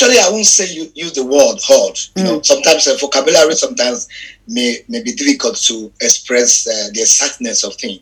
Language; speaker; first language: English; non-native, local second language; Yoruba